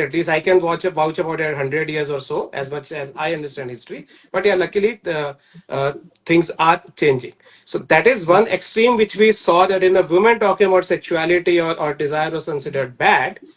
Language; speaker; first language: English; non-native, local second language; Hindi